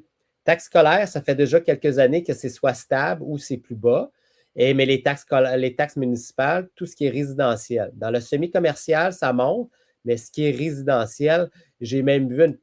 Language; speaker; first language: French; native; French